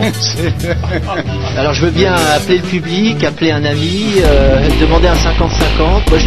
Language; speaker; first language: French; native; French